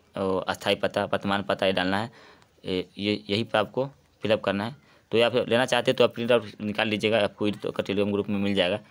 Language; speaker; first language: Hindi; native; Hindi